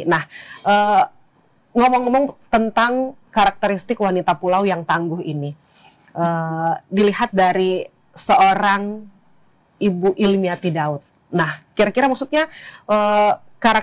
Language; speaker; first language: Indonesian; native; Indonesian